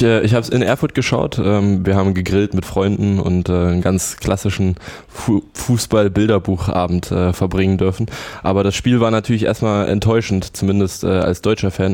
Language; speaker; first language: German; native; German